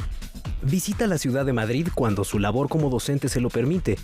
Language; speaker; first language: Spanish; native; Spanish